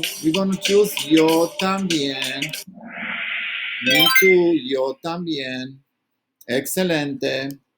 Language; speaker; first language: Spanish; non-native, learner; English